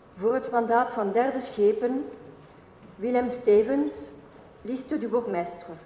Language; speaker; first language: Dutch; non-native, local second language; French